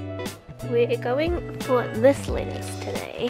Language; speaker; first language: English; native; English